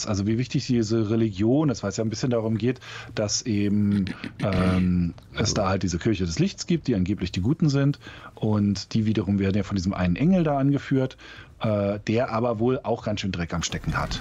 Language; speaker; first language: German; native; German